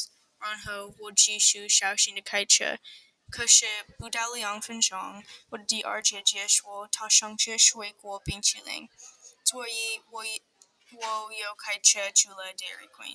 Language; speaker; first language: Chinese; non-native, learner; English